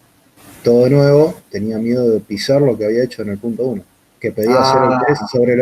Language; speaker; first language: Spanish; native; Spanish